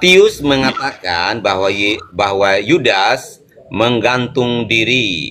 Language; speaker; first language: Indonesian; native; Indonesian